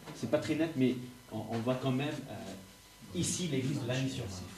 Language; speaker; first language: French; non-native, fluent; English